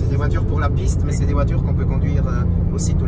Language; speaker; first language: French; native; French